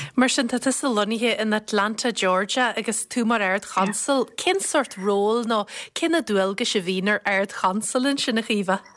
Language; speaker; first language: Irish; native; Irish